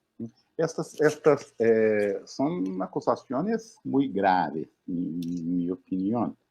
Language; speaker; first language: Spanish; non-native, fluent; Portuguese